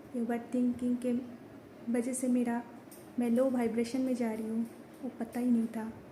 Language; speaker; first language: Hindi; non-native, local second language; Bangla